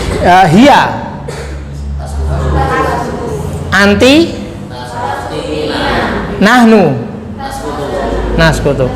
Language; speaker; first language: Arabic; non-native, fluent; Indonesian